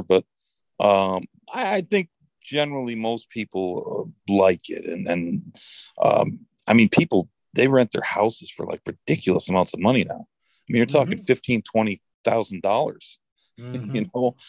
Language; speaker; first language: English; native; English